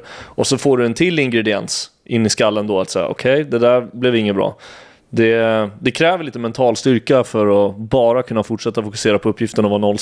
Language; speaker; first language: Swedish; native; Swedish